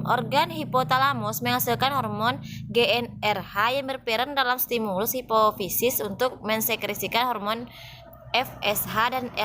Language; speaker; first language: Indonesian; native; Indonesian